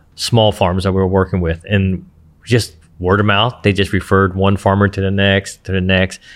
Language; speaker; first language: English; native; English